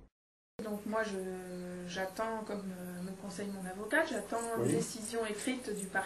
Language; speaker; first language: French; native; French